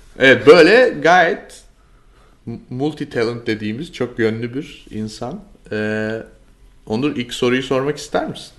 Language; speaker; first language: Turkish; native; Turkish